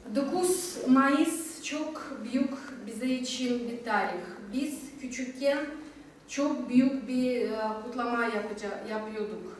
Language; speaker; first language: Turkish; non-native, learner; Russian